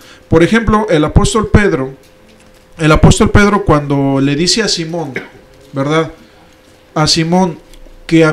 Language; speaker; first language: Spanish; native; Spanish